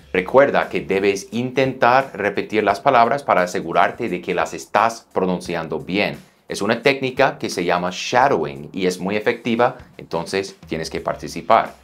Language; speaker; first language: Spanish; non-native, fluent; English